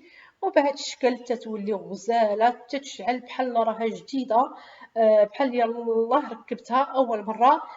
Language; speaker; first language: Arabic; native; Arabic